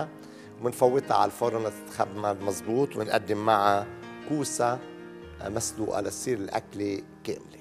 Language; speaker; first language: Arabic; native; Arabic